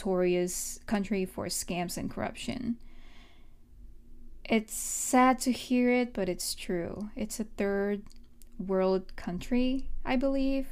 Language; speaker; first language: English; non-native, local second language; Filipino